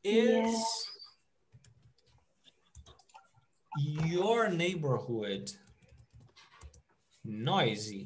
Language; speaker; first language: English; non-native, fluent; Portuguese